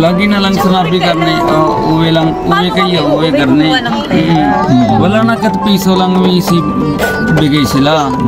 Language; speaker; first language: Filipino; non-native, learner; Punjabi